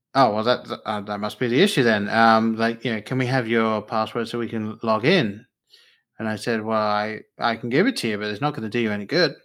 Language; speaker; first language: English; native; English